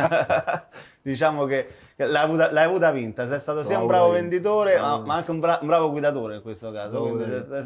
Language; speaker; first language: Italian; native; Italian